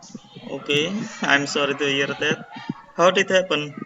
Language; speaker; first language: English; non-native, learner; Indonesian